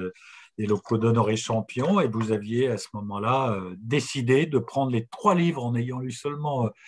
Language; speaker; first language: French; native; French